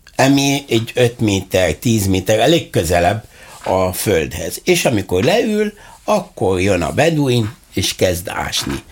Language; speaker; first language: Hungarian; non-native, fluent; Arabic